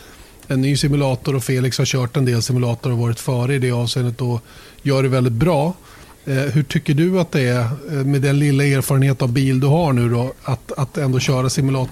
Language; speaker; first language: Swedish; native; Swedish